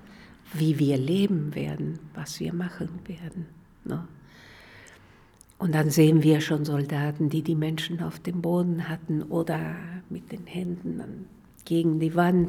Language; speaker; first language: German; non-native, fluent; Spanish